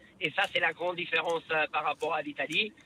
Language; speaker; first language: French; non-native, fluent; Italian